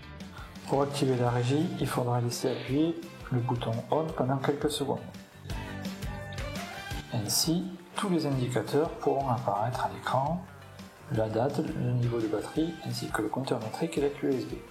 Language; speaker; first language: French; native; French